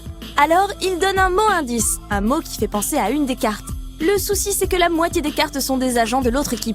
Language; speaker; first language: French; native; French